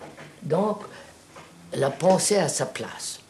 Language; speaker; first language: French; non-native, fluent; Telugu